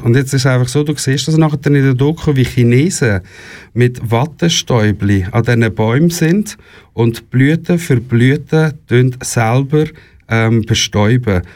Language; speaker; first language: German; native; German